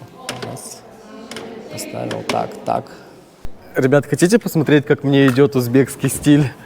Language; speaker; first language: Russian; native; Russian